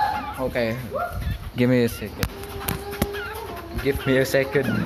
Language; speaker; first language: English; non-native, learner; Indonesian